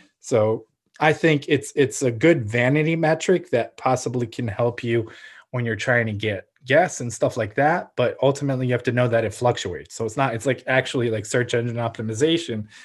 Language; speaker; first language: English; early bilingual, other home language; Ukrainian